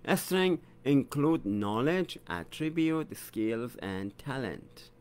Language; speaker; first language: English; non-native, fluent; Persian